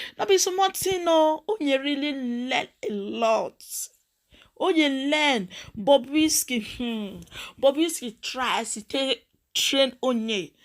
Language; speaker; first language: Nigerian Pidgin; non-native, local second language; Yoruba